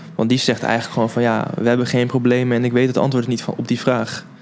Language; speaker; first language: Dutch; native; Dutch